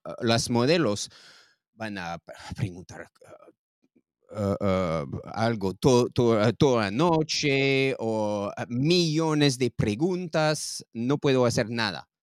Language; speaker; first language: Spanish; non-native, learner; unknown